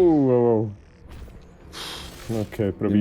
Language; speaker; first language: German; native; German